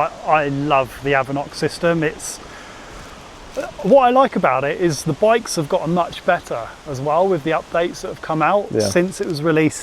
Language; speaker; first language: English; native; English